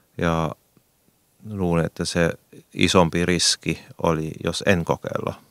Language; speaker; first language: Finnish; non-native, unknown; German